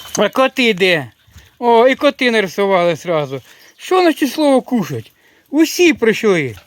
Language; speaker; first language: Ukrainian; native; Ukrainian